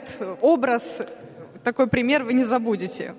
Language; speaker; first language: Russian; native; Russian